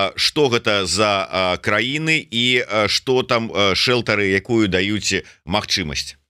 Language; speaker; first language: Belarusian; native; Belarusian